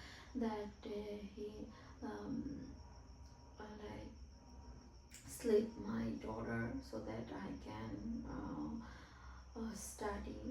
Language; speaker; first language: English; non-native, fluent; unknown